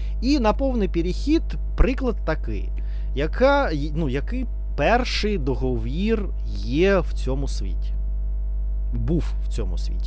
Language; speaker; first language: Ukrainian; non-native, learner; Russian